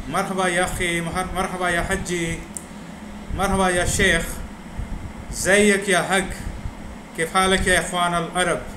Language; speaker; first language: Urdu; non-native, local second language; Punjabi